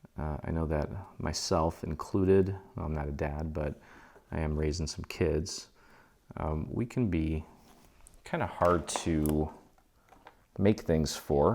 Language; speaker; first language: English; native; English